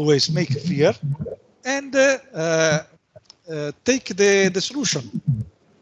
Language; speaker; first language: English; non-native, learner; Italian